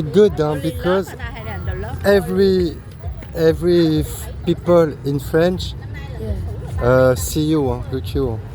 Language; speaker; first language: English; non-native, learner; French